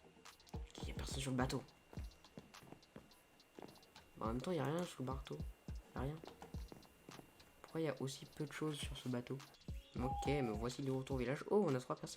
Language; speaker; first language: French; native; French